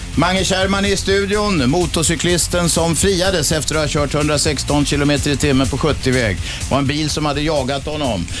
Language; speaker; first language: Swedish; native; Swedish